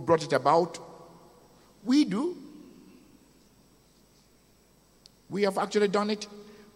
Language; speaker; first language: English; non-native, local second language; Yoruba